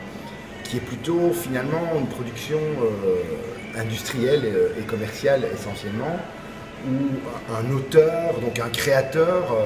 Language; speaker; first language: French; native; French